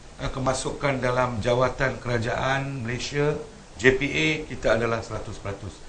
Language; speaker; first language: Malay; non-native, local second language; Tamil